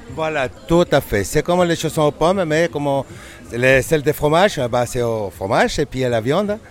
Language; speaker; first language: French; non-native, fluent; Spanish